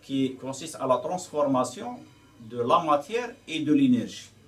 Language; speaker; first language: French; non-native, local second language; Arabic